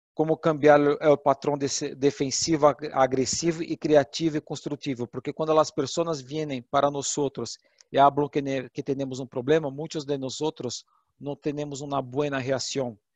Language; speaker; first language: Portuguese; non-native, learner; Spanish